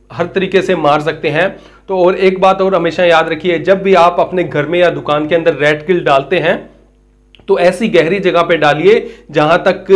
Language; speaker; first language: Hindi; native; Hindi